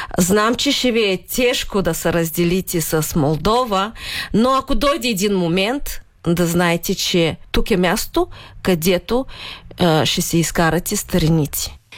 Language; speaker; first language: Bulgarian; early bilingual, heritage; Bulgarian